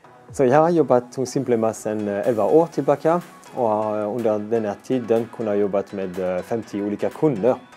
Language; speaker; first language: Swedish; non-native, fluent; French